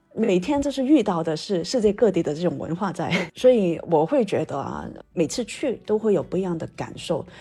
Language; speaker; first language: Chinese; non-native, local second language; Cantonese